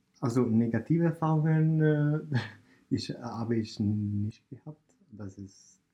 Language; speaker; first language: German; non-native, learner; Italian